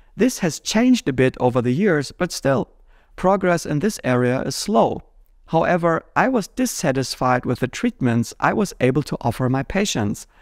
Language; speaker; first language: English; non-native, fluent; German